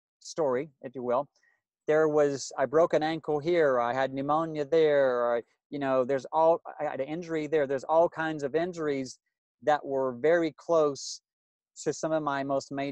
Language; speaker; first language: English; native; English